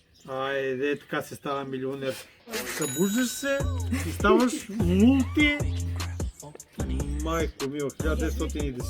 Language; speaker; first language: Bulgarian; native; Bulgarian